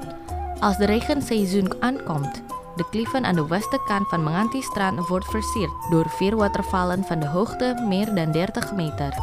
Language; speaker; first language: Dutch; non-native, fluent; Indonesian